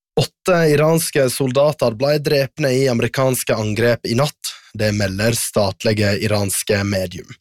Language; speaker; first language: Norwegian; native; Norwegian